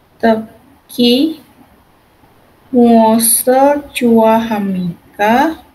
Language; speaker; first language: Korean; non-native, learner; Indonesian